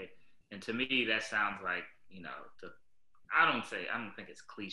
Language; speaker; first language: English; native; English